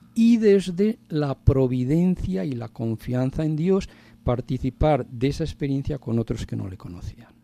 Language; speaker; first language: Spanish; native; Spanish